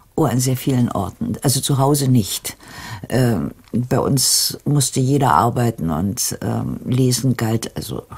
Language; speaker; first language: German; native; German